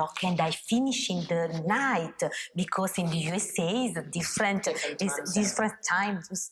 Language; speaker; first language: English; non-native, learner; Italian